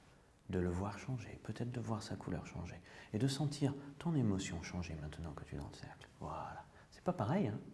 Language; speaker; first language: French; native; French